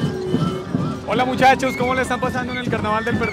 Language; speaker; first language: Spanish; native; Spanish